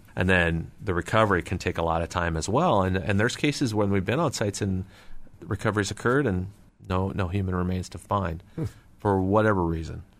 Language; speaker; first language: English; native; English